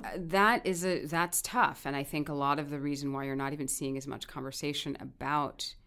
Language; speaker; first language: English; native; English